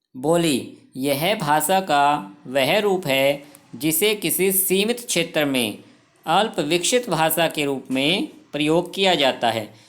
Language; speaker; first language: Hindi; native; Hindi